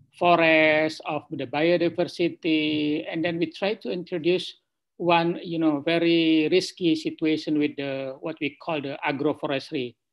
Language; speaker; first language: English; non-native, fluent; Indonesian